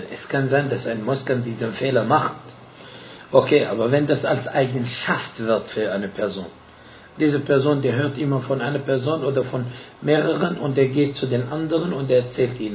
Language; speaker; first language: German; non-native, fluent; Arabic